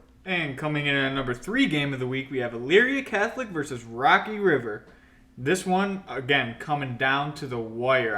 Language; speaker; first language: English; native; English